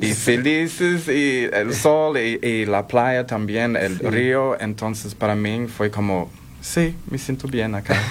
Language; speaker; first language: Spanish; non-native, learner; English